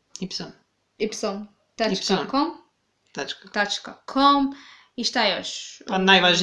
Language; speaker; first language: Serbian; non-native, learner; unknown